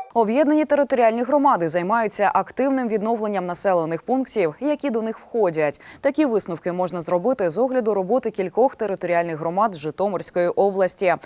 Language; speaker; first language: Ukrainian; native; Ukrainian